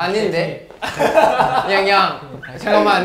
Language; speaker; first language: Korean; non-native, fluent; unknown